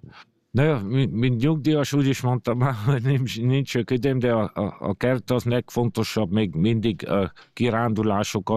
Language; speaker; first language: Hungarian; early bilingual, heritage; Hungarian